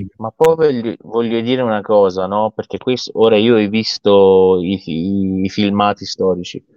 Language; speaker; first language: Italian; non-native, fluent; Persian